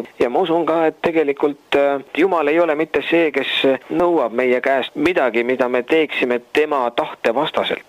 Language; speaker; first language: Estonian; native; Estonian